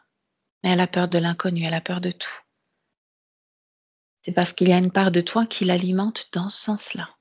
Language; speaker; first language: French; native; French